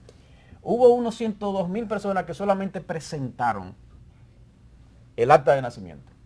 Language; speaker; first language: Spanish; native; Spanish